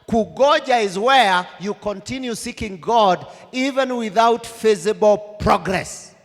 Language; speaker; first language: English; non-native, local second language; Swahili